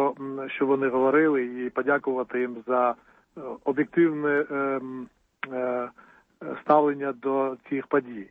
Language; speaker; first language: Ukrainian; non-native, fluent; Georgian